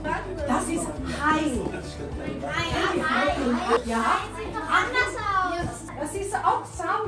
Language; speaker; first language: German; non-native, learner; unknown